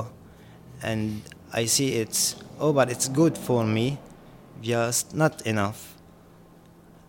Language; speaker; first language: English; non-native, learner; Arabic